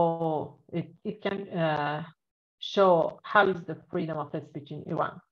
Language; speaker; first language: English; non-native, learner; Persian